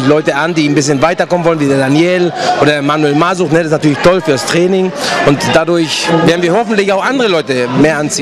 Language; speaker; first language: German; native; German